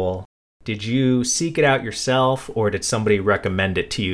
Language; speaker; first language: English; native; English